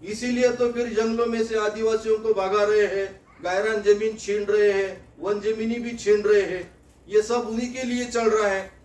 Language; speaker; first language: Hindi; non-native, local second language; Marathi